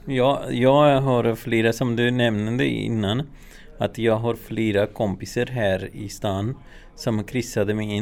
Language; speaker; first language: Swedish; non-native, fluent; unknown